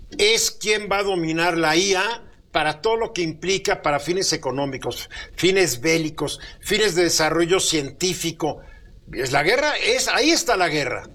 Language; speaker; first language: Spanish; native; Spanish